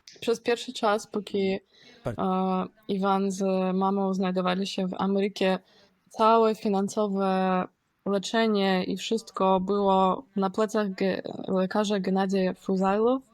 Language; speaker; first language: Polish; non-native, fluent; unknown